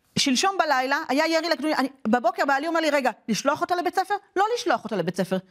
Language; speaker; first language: Hebrew; native; Hebrew